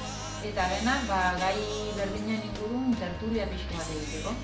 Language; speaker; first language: Basque; native; Basque